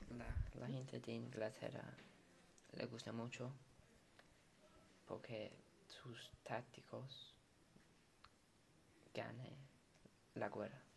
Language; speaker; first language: Spanish; non-native, learner; English